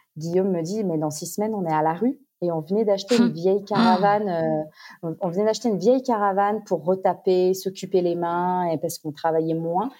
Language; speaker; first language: French; native; French